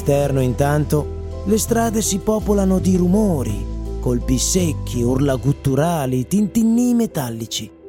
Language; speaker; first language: Italian; native; Italian